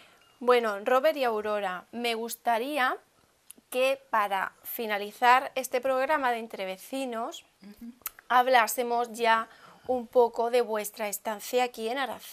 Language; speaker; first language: Spanish; native; Spanish